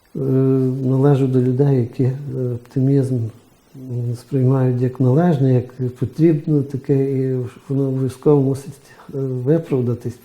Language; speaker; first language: Ukrainian; native; Ukrainian